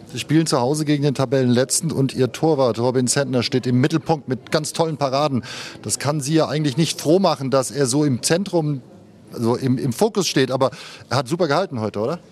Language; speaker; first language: German; native; German